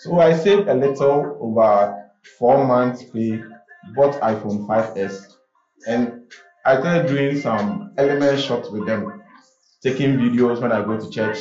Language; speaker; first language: English; non-native, local second language; Akan